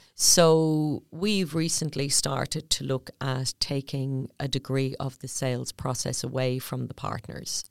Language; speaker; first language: English; native; English